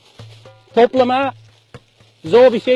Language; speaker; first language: Turkish; non-native, fluent; English